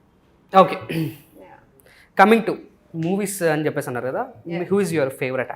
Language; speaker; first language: Telugu; native; Telugu